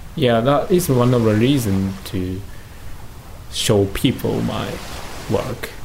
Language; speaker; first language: English; non-native, learner; Japanese